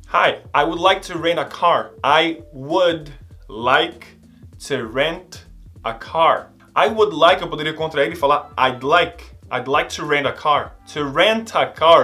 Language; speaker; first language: English; non-native, fluent; Portuguese